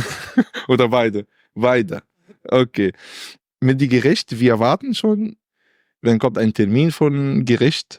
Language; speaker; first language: German; non-native, learner; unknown